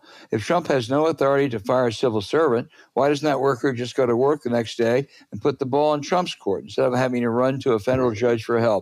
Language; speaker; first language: English; native; English